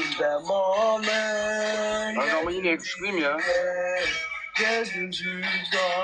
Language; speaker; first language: Turkish; native; Turkish